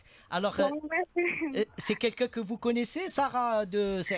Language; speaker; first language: French; non-native, local second language; Arabic